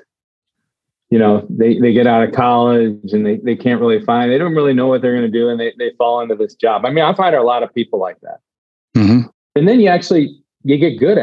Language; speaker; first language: English; native; English